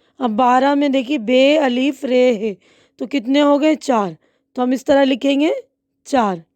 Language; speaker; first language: Hindi; native; Hindi